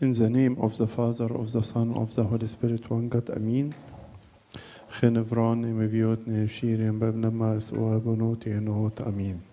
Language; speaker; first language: English; non-native, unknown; Arabic